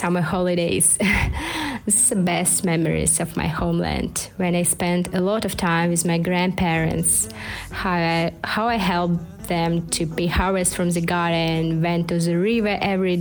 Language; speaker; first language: English; non-native, fluent; Russian